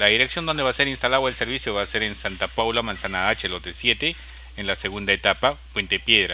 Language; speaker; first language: Spanish; native; Spanish